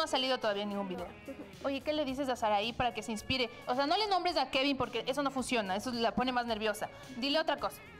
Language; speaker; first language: Spanish; native; Spanish